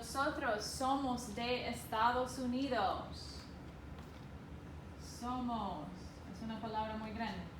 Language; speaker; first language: Spanish; non-native, fluent; English